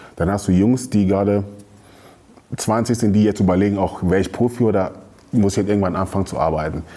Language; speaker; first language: German; early bilingual, other home language; Akan